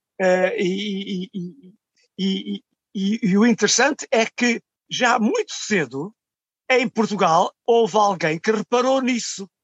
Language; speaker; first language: Portuguese; native; Portuguese